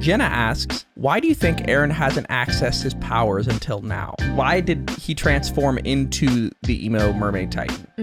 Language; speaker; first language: English; native; English